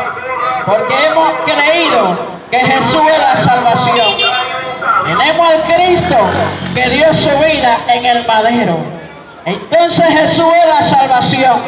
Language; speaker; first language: Spanish; native; Spanish